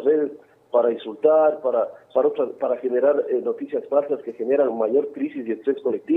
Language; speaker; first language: Spanish; native; Spanish